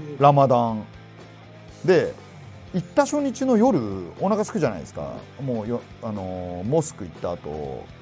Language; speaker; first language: Japanese; native; Japanese